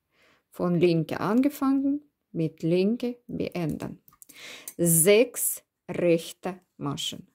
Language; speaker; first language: German; non-native, learner; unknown